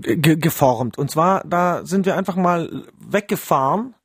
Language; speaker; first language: German; early bilingual, other home language; Polish